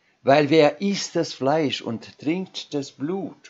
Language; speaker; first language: German; non-native, fluent; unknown